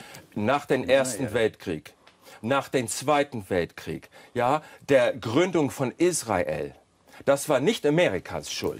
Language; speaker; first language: German; non-native, fluent; English